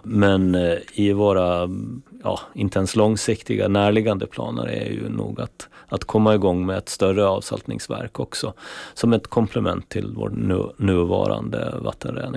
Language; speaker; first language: Swedish; native; Swedish